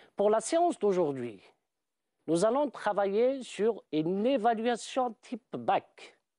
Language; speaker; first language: French; non-native, local second language; Arabic